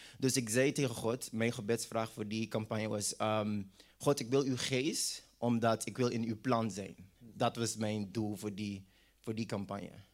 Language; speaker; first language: Dutch; non-native, local second language; English